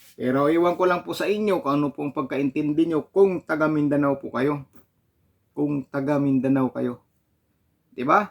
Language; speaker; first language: Filipino; non-native, local second language; Cebuano